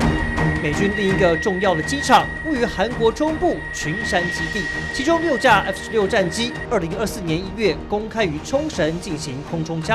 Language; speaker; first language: Chinese; native; Chinese